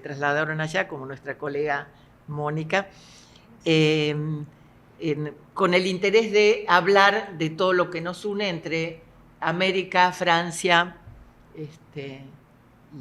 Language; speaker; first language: Spanish; native; Spanish